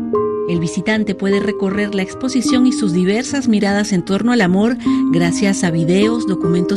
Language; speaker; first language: Spanish; native; Spanish